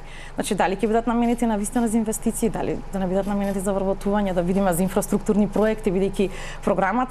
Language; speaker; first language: Macedonian; native; Macedonian